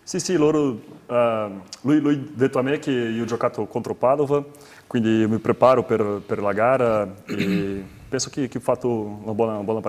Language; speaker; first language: Italian; non-native, learner; Portuguese